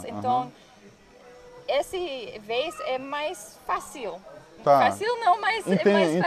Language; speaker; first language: Portuguese; non-native, learner; English